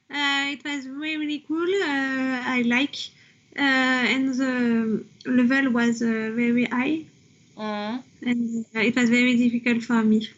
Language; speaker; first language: English; non-native, learner; French